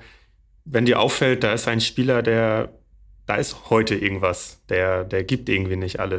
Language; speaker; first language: German; native; German